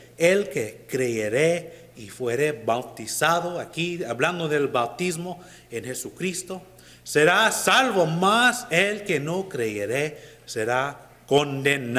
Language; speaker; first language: Spanish; non-native, learner; English